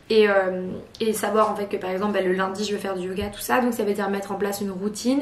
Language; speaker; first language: French; native; French